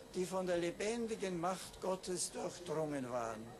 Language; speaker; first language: German; native; German